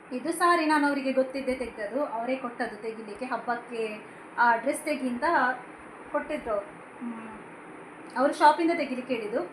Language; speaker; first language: Kannada; native; Kannada